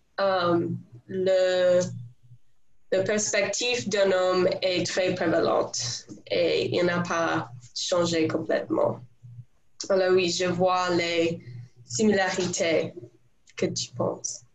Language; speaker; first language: French; non-native, learner; English